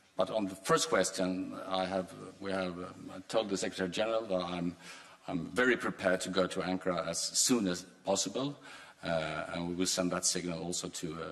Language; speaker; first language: English; non-native, fluent; Swedish